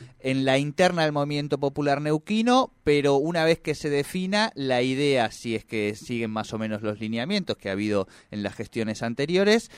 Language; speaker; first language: Spanish; native; Spanish